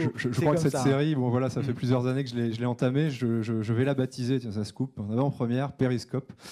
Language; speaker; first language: French; native; French